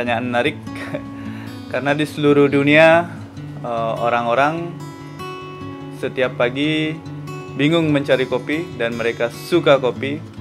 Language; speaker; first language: Indonesian; non-native, local second language; Balinese